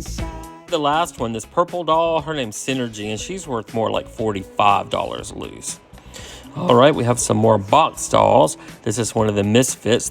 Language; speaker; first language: English; native; English